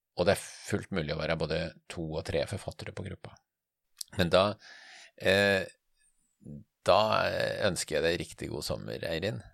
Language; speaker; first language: Norwegian; native; Norwegian